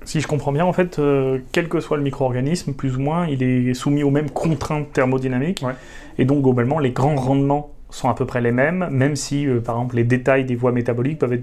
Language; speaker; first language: French; native; French